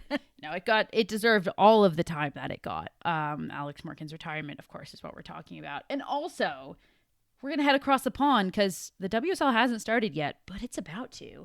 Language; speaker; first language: English; native; English